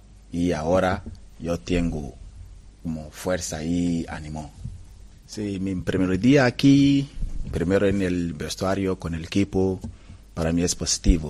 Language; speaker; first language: Spanish; non-native, learner; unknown